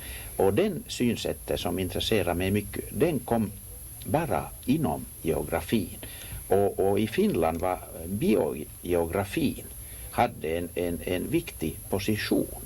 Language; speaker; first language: Swedish; non-native, local second language; Finnish